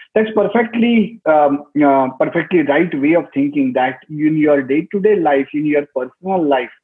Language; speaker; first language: English; non-native, local second language; Marathi